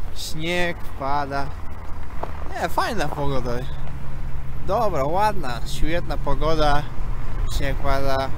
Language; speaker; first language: Polish; non-native, learner; Russian